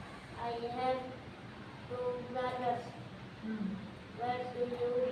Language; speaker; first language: English; non-native, learner; Indonesian